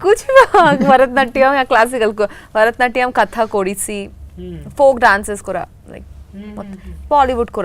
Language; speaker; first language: Telugu; non-native, learner; Bangla